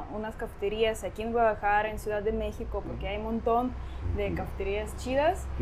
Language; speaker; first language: Spanish; non-native, fluent; Ukrainian